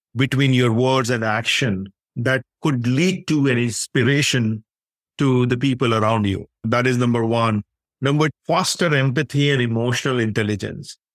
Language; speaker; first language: English; non-native, local second language; Hindi